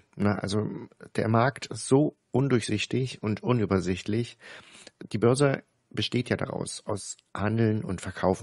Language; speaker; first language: German; native; German